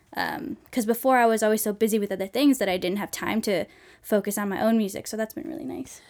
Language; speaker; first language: English; non-native, fluent; Swedish